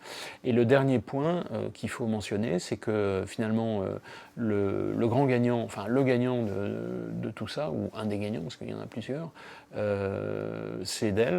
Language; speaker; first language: French; native; French